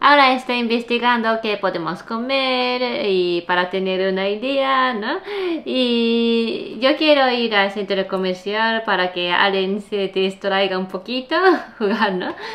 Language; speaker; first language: Spanish; non-native, fluent; Japanese